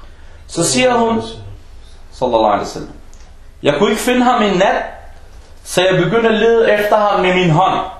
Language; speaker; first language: Danish; non-native, fluent; Arabic